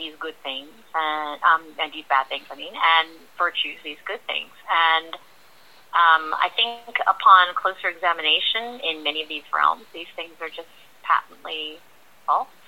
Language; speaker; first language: English; native; English